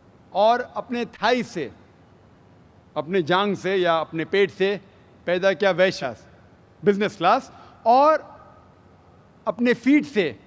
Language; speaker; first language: Hindi; native; Hindi